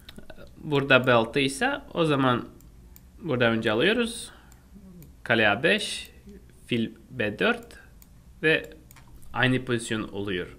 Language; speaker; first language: Turkish; non-native, fluent; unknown